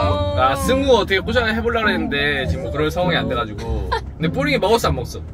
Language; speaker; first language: Korean; native; Korean